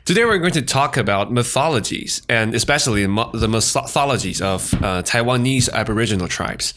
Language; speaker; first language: English; non-native, fluent; Chinese